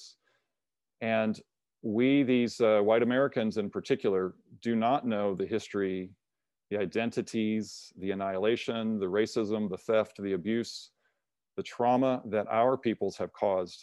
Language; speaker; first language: English; native; English